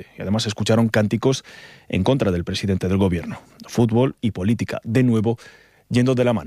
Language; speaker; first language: Spanish; native; Spanish